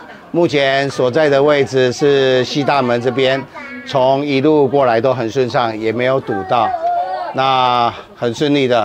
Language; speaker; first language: Chinese; native; Chinese